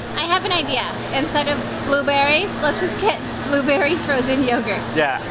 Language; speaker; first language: English; native; English